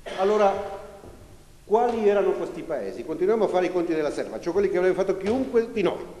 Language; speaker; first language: Italian; non-native, fluent; Spanish